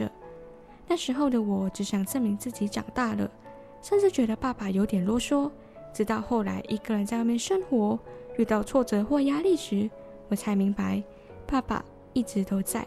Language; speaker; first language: Chinese; native; Chinese